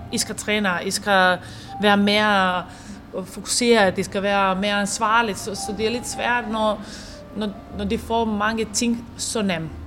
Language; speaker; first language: Danish; non-native, fluent; Serbian